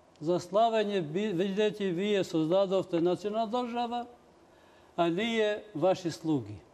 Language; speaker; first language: Macedonian; non-native, local second language; Albanian